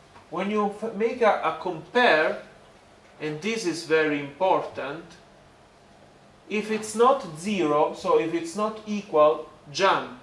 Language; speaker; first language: English; non-native, fluent; Italian